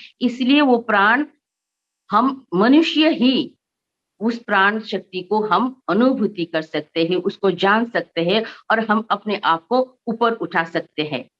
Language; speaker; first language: Hindi; non-native, local second language; Nepali